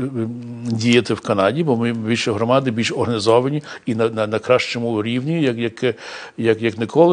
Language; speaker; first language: Ukrainian; early bilingual, heritage; English